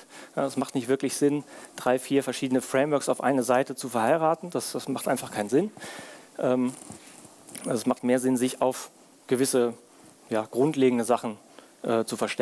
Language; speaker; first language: German; native; German